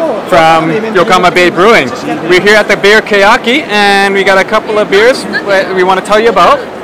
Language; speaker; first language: English; native; English